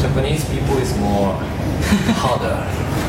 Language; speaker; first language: English; non-native, learner; Japanese